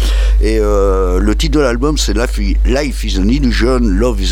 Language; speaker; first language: French; native; French